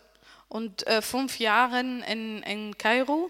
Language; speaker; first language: German; non-native, learner; Arabic